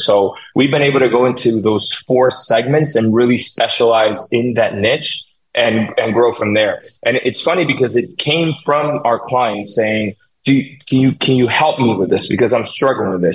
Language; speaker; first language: English; non-native, fluent; Spanish